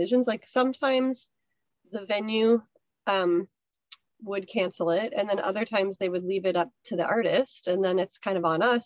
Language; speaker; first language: English; native; English